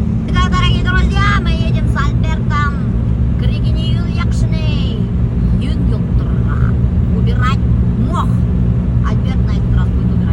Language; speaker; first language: Russian; non-native, local second language; Bashkir